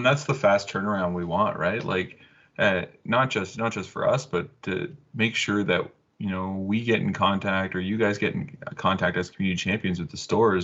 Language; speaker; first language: English; native; English